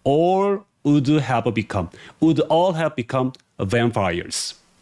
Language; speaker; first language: English; non-native, fluent; Korean